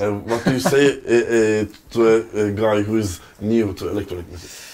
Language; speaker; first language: English; non-native, fluent; Turkish